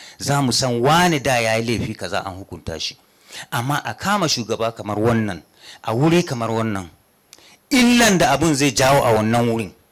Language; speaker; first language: Hausa; non-native, local second language; Fula